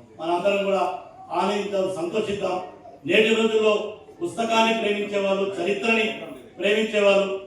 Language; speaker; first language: Telugu; native; Telugu